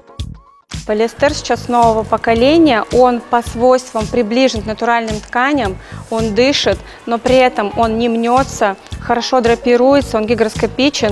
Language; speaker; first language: Russian; native; Russian